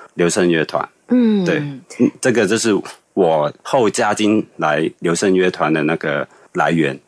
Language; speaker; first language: Chinese; non-native, fluent; Cantonese